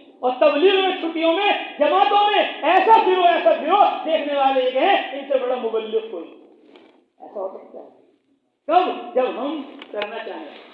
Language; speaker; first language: Urdu; native; Urdu